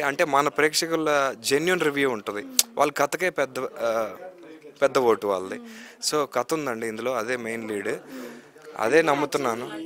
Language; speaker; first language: Telugu; native; Telugu